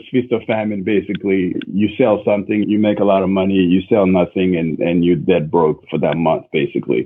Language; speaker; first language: English; non-native, local second language; Kinyarwanda